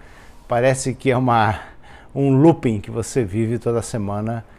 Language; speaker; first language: Portuguese; native; Portuguese